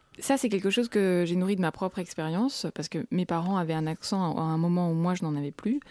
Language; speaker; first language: French; early bilingual, other home language; Russian